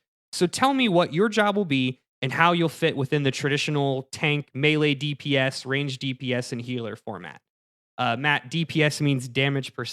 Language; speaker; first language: English; native; English